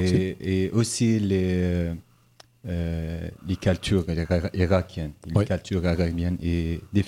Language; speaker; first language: French; non-native, learner; Arabic